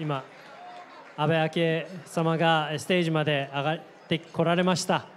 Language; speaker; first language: Japanese; native; Japanese